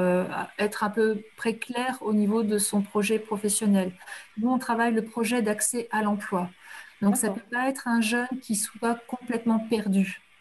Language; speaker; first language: French; native; French